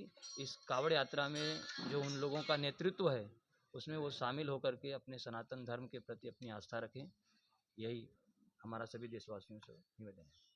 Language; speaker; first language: Hindi; native; Hindi